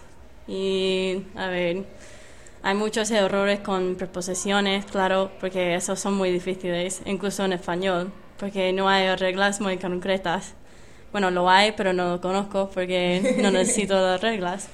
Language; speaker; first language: Spanish; non-native, fluent; English